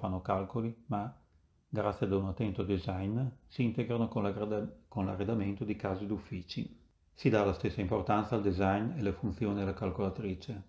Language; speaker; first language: Italian; native; Italian